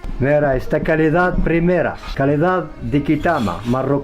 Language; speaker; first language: Spanish; non-native, learner; Arabic